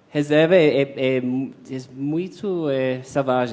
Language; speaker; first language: Portuguese; non-native, fluent; English